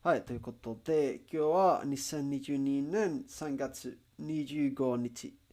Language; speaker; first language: Japanese; non-native, learner; English